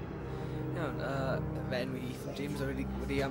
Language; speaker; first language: Welsh; non-native, local second language; English